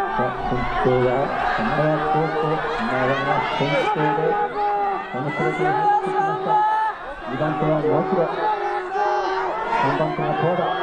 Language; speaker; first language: Japanese; native; Japanese